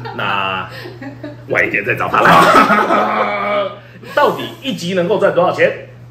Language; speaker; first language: Chinese; native; Chinese